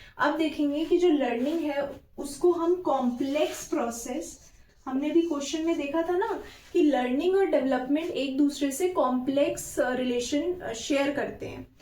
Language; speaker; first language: Hindi; native; Hindi